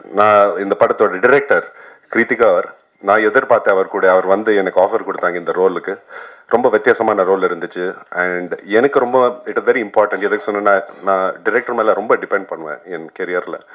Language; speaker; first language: Tamil; non-native, fluent; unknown